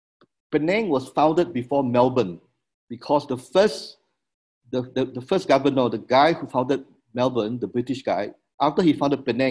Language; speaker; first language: English; non-native, local second language; Min Nan Chinese